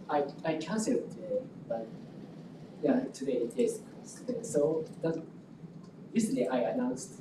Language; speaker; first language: English; non-native, local second language; Japanese